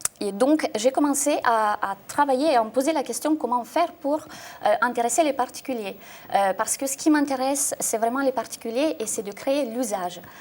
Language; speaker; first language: French; non-native, fluent; Russian